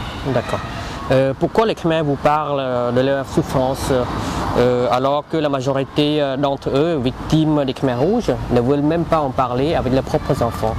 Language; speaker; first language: French; native; French